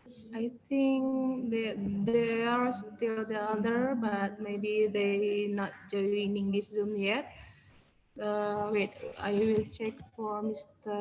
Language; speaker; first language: English; non-native, learner; Indonesian